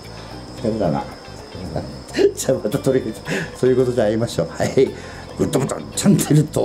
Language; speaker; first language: Japanese; native; Japanese